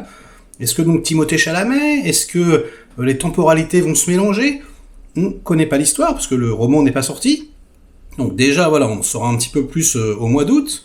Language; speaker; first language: French; native; French